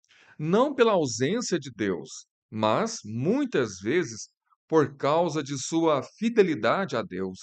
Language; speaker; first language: Portuguese; native; Portuguese